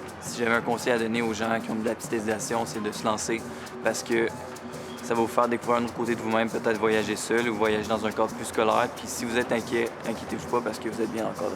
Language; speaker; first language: French; native; French